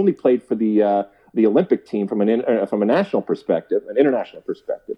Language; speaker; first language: English; native; English